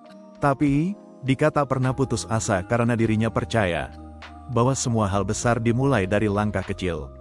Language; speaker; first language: Indonesian; native; Indonesian